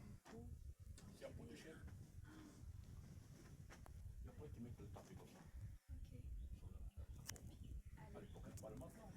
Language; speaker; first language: French; non-native, local second language; Arabic